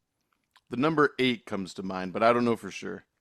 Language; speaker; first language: English; native; English